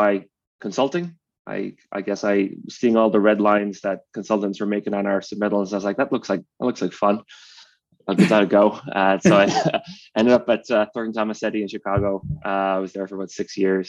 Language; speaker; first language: English; native; English